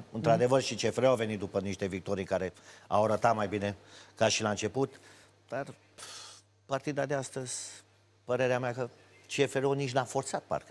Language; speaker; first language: Romanian; native; Romanian